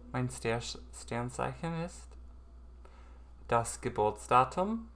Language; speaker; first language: German; non-native, learner; English